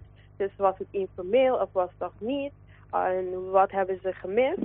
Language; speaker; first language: Dutch; non-native, local second language; Papiamento